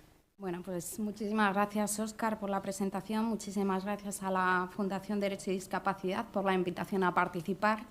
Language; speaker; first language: Spanish; native; Spanish